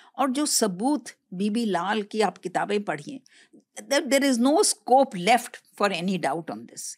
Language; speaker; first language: Hindi; native; Hindi